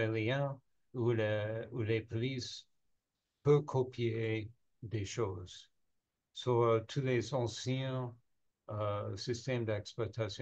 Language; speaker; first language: French; non-native, learner; English